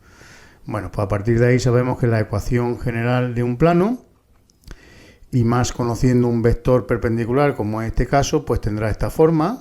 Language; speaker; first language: Spanish; native; Spanish